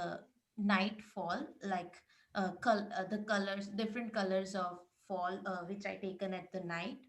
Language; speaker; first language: English; non-native, learner; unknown